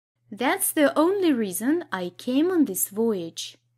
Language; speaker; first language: English; non-native, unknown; Russian